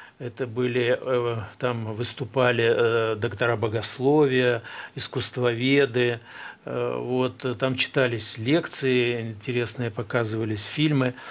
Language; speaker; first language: Russian; native; Russian